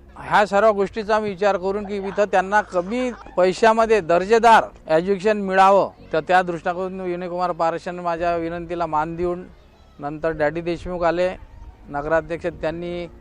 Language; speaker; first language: Marathi; native; Marathi